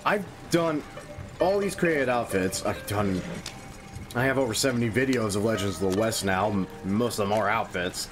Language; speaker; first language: English; native; English